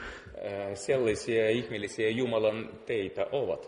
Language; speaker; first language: Finnish; non-native, fluent; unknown